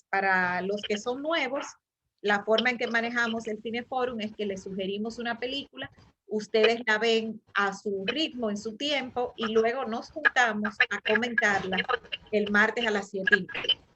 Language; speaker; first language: Spanish; native; Spanish